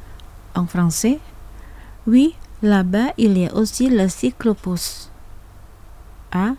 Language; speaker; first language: French; non-native, fluent; Indonesian